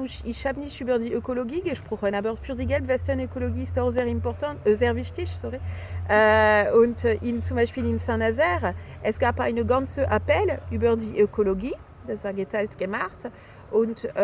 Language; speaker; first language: German; non-native, fluent; French